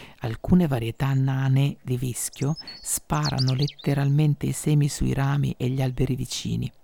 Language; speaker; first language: Italian; native; Italian